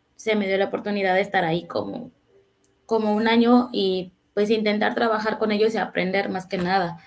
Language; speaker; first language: Spanish; native; Spanish